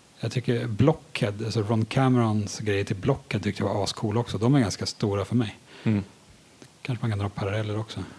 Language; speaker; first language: Swedish; native; Swedish